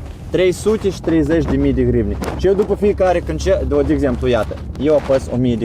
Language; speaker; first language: Romanian; non-native, learner; Ukrainian